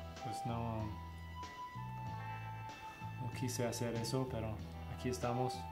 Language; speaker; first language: Spanish; non-native, learner; English